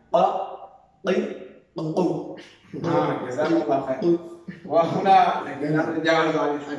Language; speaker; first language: Arabic; non-native, learner; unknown